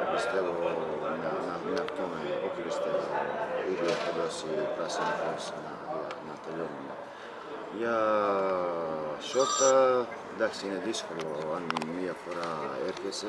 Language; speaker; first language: Greek; non-native, fluent; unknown